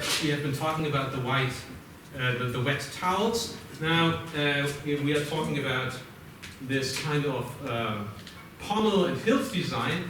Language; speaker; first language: English; non-native, fluent; German